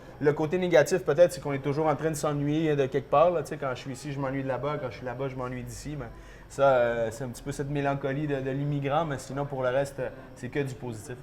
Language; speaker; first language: French; early bilingual, other home language; Spanish